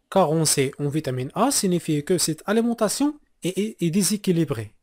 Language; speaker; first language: French; non-native, local second language; Arabic